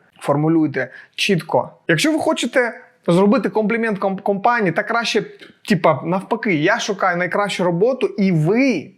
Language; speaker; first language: Ukrainian; non-native, local second language; Russian